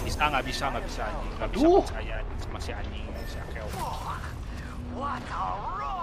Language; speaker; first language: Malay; non-native, local second language; Sundanese